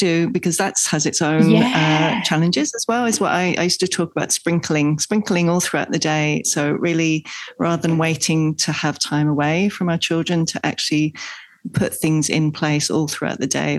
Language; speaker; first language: English; native; English